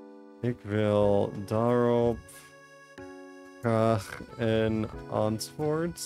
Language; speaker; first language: Dutch; non-native, learner; English